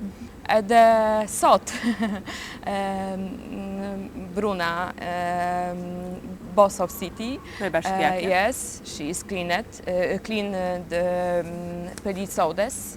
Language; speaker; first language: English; non-native, learner; Polish